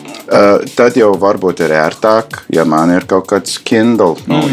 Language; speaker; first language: Latvian; non-native, fluent; English